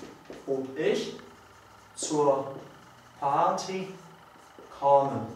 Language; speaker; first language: German; non-native, learner; Polish